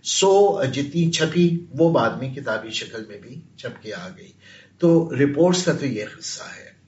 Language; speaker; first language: Urdu; native; Urdu